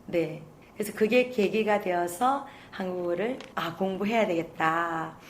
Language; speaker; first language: Korean; native; Korean